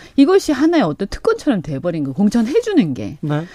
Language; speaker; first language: Korean; native; Korean